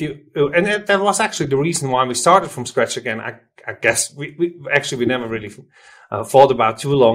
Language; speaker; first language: English; non-native, fluent; German